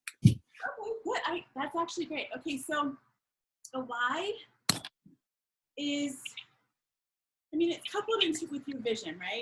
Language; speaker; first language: English; native; English